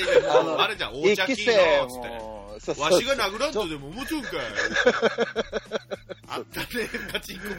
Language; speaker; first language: Japanese; native; Japanese